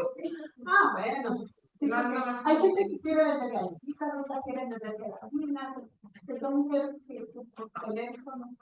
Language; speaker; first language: Spanish; native; Spanish